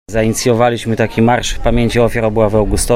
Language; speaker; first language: Polish; native; Polish